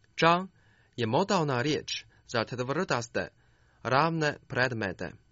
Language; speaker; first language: Croatian; non-native, fluent; Chinese